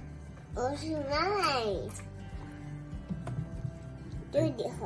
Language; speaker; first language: Chinese; early bilingual, heritage; Chinese